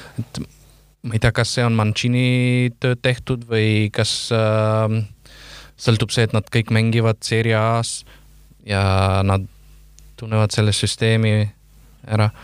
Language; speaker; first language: Estonian; non-native, fluent; Macedonian